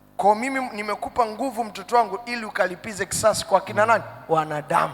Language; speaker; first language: Swahili; native; Swahili